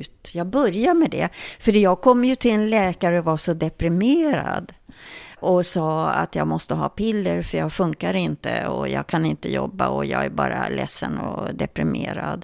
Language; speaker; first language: Swedish; early bilingual, other home language; German